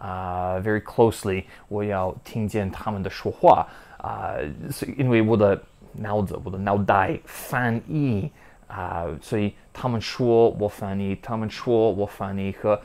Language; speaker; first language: Chinese; non-native, learner; English